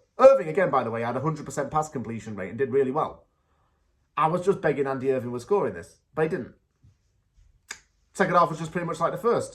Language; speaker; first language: English; native; English